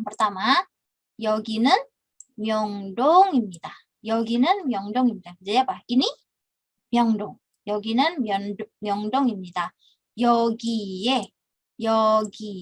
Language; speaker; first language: Korean; non-native, fluent; Indonesian